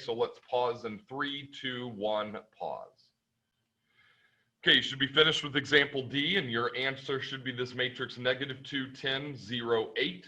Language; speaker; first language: English; native; English